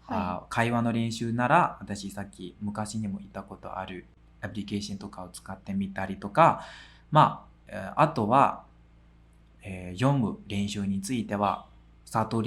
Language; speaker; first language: Japanese; non-native, fluent; Burmese